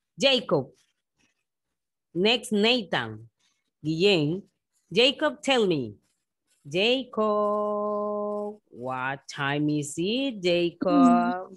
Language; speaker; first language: English; non-native, fluent; Spanish